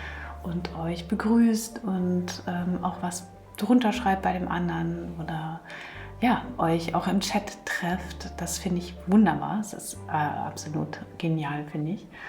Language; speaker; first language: German; native; German